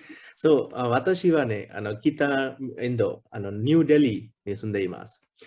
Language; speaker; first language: Japanese; non-native, learner; Hindi